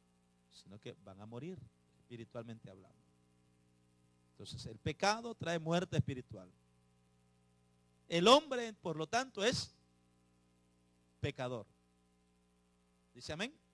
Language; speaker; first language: Spanish; native; Spanish